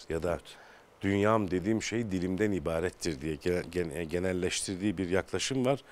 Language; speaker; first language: Turkish; native; Turkish